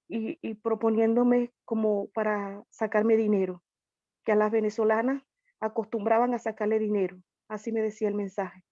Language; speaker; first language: Spanish; native; Spanish